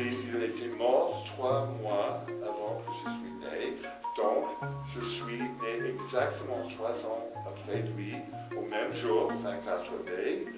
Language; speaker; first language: French; non-native, fluent; English